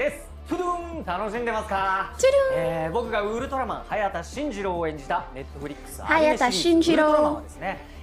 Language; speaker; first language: Japanese; native; Japanese